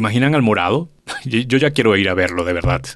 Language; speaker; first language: Spanish; native; Spanish